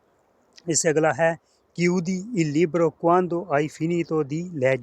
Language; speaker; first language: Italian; non-native, learner; Punjabi